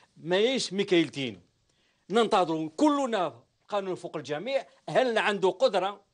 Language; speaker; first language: Arabic; native; Arabic